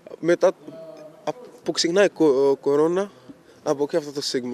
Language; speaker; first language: Greek; non-native, learner; Arabic